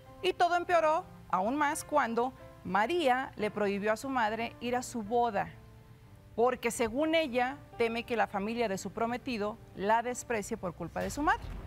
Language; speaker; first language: Spanish; native; Spanish